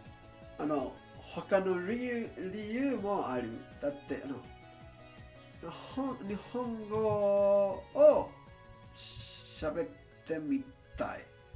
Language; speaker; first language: Japanese; non-native, learner; English